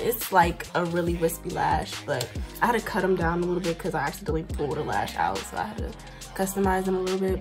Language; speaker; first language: English; native; English